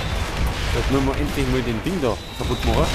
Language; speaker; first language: German; native; German